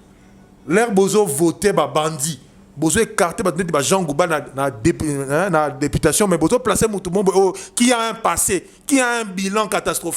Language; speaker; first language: French; non-native, local second language; Lingala